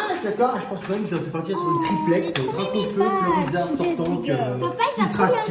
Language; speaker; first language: French; native; French